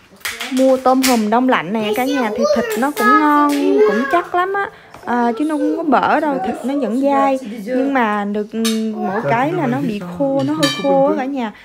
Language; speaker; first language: Vietnamese; native; Vietnamese